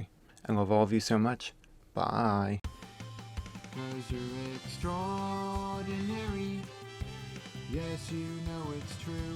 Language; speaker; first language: English; native; English